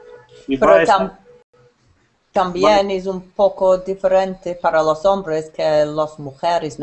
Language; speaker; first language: Spanish; non-native, learner; English